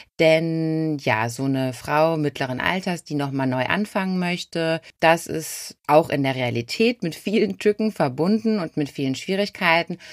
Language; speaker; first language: German; native; German